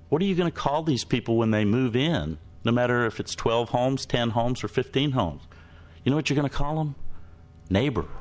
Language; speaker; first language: English; native; English